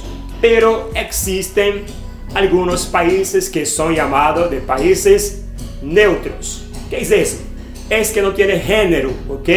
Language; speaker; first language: Spanish; non-native, fluent; Portuguese